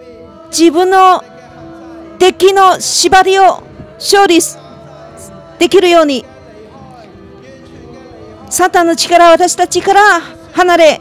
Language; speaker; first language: Japanese; non-native, fluent; Chinese